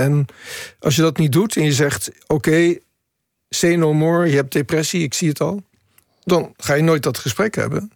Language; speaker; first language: Dutch; native; Dutch